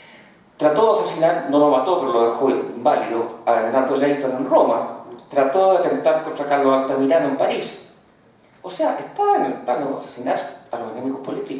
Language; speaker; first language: Spanish; native; Spanish